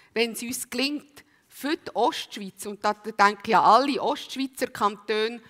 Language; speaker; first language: German; native; German